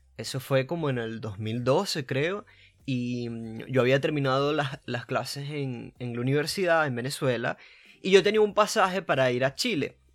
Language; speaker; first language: Spanish; native; Spanish